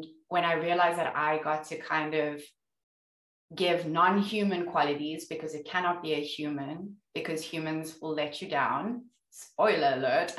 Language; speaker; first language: English; native; English